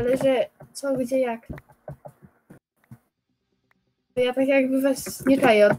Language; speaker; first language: Polish; native; Polish